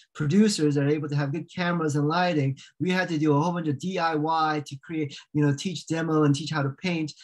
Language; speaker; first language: English; native; English